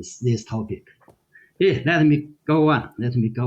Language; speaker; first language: English; non-native, learner; Chinese